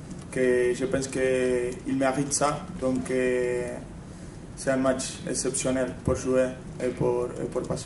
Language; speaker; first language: French; non-native, fluent; Spanish